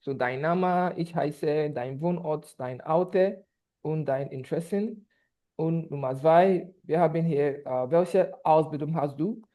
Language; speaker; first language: German; non-native, fluent; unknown